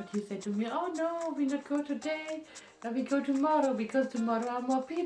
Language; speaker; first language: English; non-native, learner; German